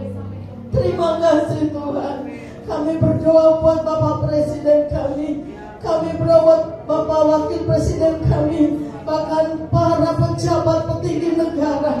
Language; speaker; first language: Indonesian; native; Indonesian